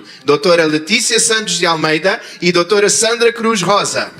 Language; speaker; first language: Portuguese; native; Portuguese